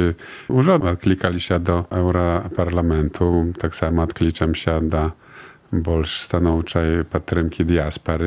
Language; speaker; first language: Polish; non-native, local second language; Belarusian